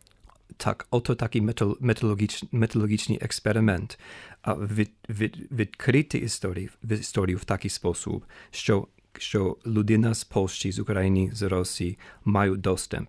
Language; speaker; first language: Ukrainian; non-native, fluent; English